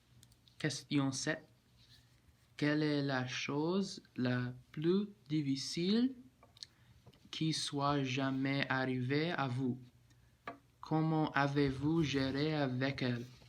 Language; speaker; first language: French; non-native, learner; English